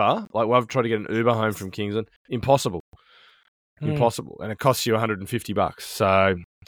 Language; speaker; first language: English; native; English